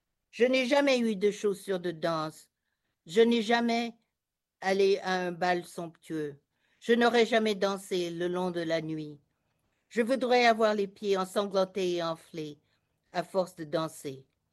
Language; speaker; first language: French; early bilingual, heritage; French